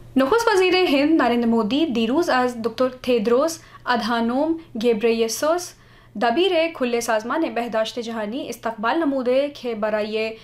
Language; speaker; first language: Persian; non-native, fluent; Hindi